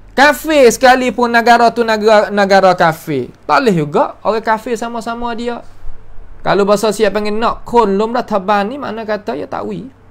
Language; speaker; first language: Malay; native; Malay